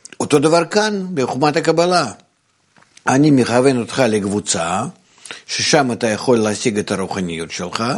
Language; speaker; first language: Hebrew; non-native, fluent; Russian